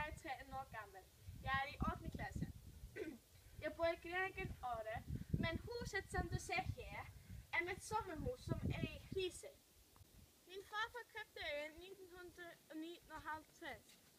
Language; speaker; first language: Danish; non-native, learner; Icelandic